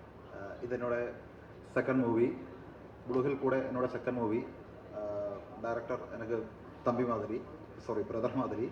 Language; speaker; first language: Tamil; non-native, learner; Malayalam